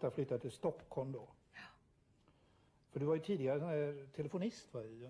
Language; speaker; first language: Swedish; native; Swedish